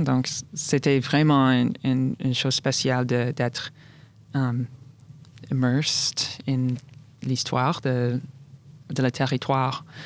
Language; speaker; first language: French; non-native, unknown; English